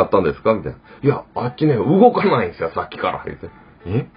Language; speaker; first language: Japanese; native; Japanese